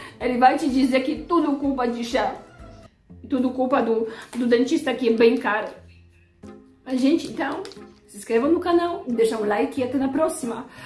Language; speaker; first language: Portuguese; non-native, fluent; Polish